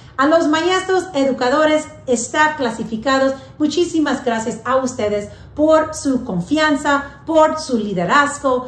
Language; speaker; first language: Spanish; early bilingual, heritage; English